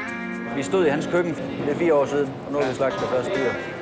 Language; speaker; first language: Danish; native; Danish